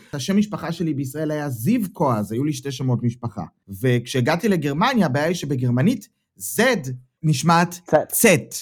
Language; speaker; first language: Hebrew; native; Hebrew